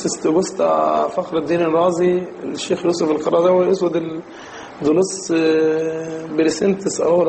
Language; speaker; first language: Spanish; non-native, learner; Arabic